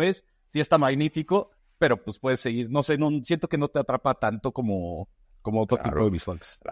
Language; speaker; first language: Spanish; native; Spanish